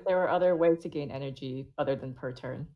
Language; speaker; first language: English; native; English